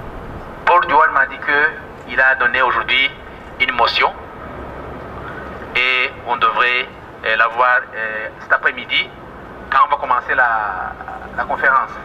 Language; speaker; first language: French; non-native, local second language; Kinyarwanda